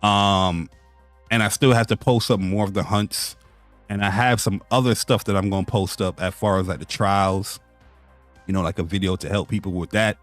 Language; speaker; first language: English; native; English